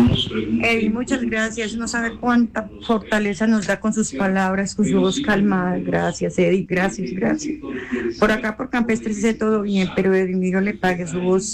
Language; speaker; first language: Spanish; native; Spanish